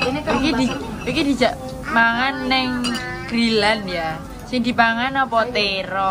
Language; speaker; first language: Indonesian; non-native, local second language; Javanese